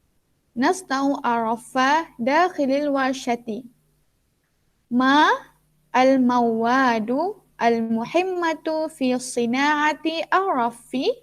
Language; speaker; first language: Arabic; non-native, fluent; Malay